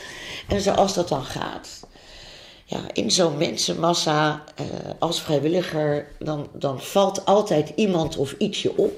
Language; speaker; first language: Dutch; native; Dutch